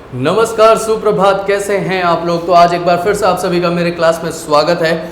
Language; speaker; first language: Hindi; native; Hindi